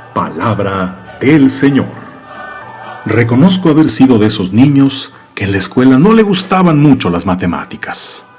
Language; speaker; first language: Spanish; native; Spanish